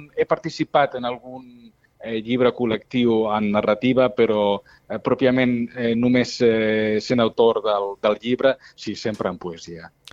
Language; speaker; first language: Catalan; non-native, local second language; Spanish